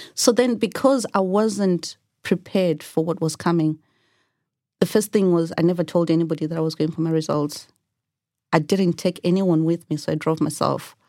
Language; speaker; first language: English; non-native, local second language; Shona